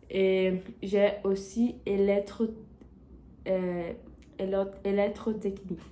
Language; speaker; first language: French; non-native, learner; Portuguese